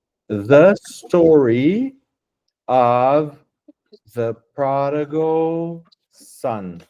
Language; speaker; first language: English; non-native, fluent; Portuguese